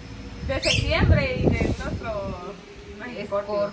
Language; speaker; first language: Spanish; native; Spanish